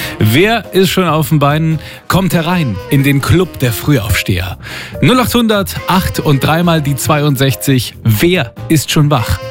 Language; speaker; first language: German; native; German